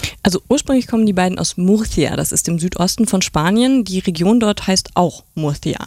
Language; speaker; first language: German; native; German